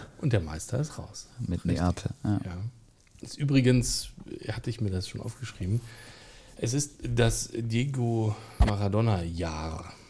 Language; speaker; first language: German; native; German